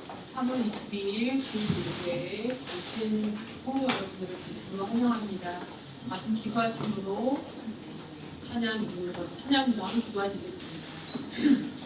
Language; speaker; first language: Korean; native; Korean